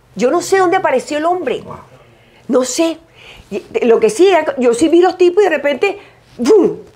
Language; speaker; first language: Spanish; native; Spanish